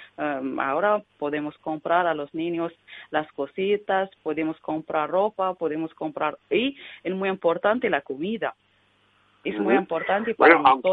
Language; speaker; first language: Spanish; non-native, learner; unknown